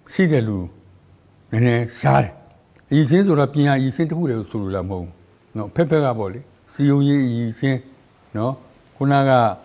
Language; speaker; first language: Burmese; non-native, local second language; Karen languages